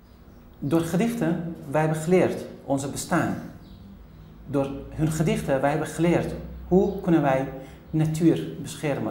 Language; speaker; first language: Dutch; non-native, learner; Kurdish